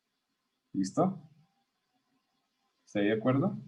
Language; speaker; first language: Spanish; native; Spanish